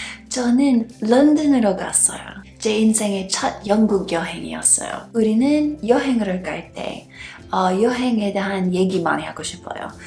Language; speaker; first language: Korean; non-native, fluent; English